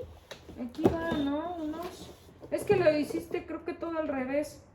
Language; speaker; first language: Spanish; native; Spanish